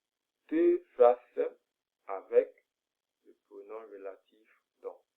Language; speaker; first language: French; non-native, fluent; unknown